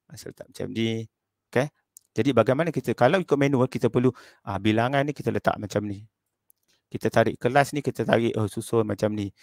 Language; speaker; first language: Malay; native; Malay